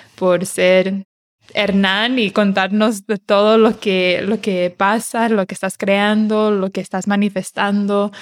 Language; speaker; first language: Spanish; early bilingual, heritage; Spanish